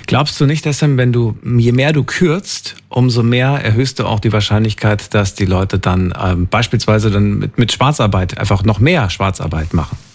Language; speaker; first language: German; native; German